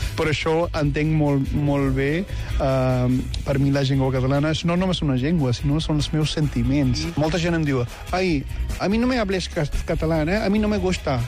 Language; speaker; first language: Catalan; non-native, fluent; Punjabi